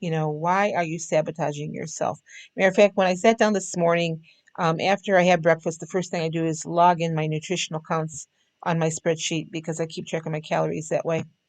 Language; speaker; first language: English; native; English